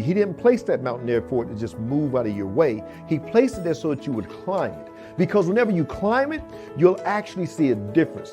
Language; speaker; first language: English; native; English